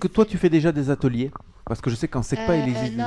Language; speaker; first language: French; native; French